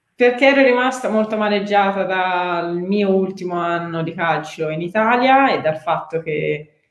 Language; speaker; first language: Italian; native; Italian